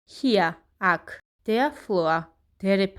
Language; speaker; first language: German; non-native, fluent; Georgian